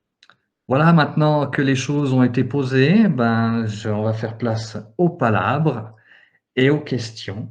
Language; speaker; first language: French; native; French